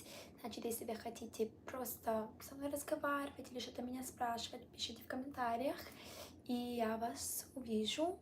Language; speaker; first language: Russian; early bilingual, heritage; Italian